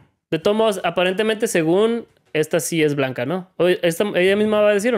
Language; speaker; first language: Spanish; native; Spanish